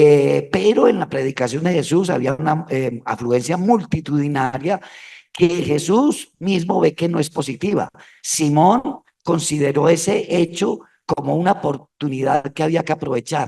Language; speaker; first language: Spanish; native; Spanish